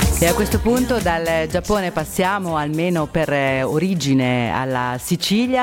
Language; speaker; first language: Italian; native; Italian